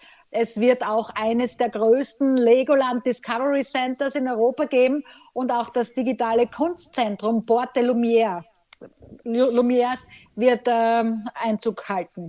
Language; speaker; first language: German; native; German